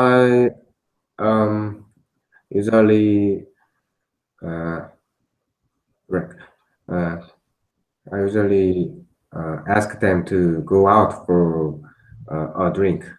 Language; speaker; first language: English; non-native, learner; Korean